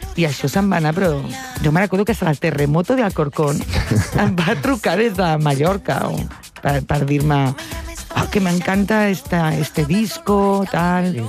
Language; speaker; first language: Catalan; non-native, local second language; Spanish